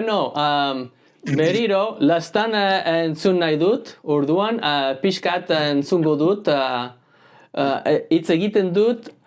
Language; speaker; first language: Basque; non-native, learner; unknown